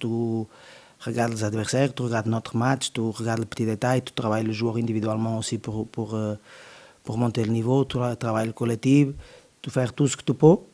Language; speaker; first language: French; non-native, learner; Portuguese